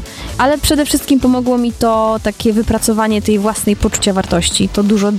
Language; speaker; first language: Polish; native; Polish